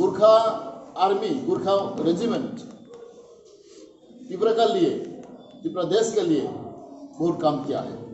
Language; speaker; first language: Hindi; non-native, local second language; Kok Borok